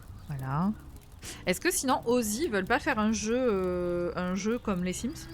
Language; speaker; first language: French; native; French